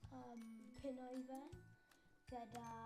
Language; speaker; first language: Welsh; non-native, local second language; English